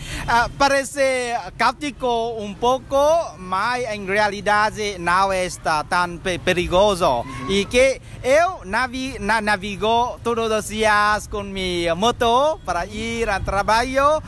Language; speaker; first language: Portuguese; non-native, learner; Vietnamese